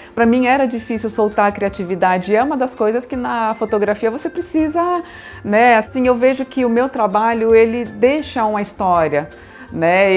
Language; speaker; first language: Portuguese; native; Portuguese